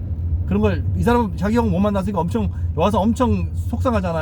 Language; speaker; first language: Korean; native; Korean